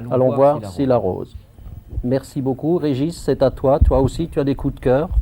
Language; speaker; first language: French; native; French